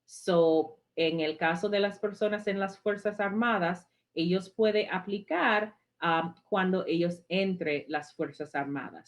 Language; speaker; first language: Spanish; non-native, fluent; English